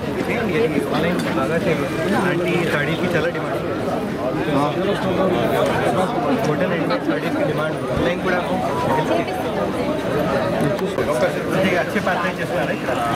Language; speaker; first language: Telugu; non-native, fluent; Hindi